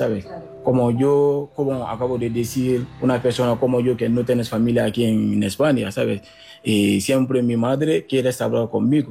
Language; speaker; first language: Spanish; non-native, fluent; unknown